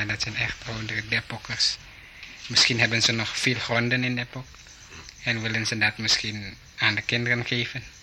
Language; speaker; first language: Dutch; early bilingual, heritage; Dutch